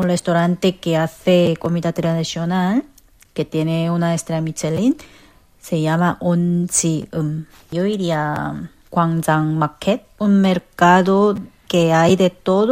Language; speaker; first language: Spanish; non-native, learner; Korean